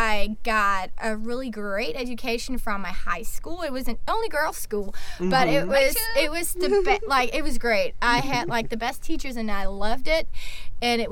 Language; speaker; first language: English; non-native, fluent; German